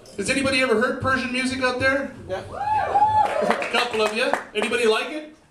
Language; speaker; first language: English; native; English